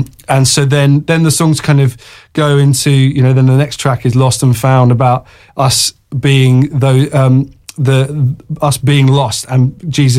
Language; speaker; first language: English; native; English